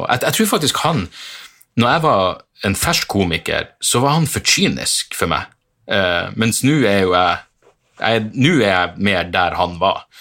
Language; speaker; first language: Norwegian; native; Norwegian